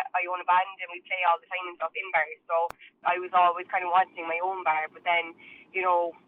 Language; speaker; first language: English; native; English